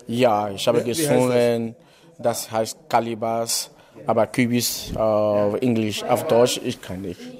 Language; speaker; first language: German; non-native, learner; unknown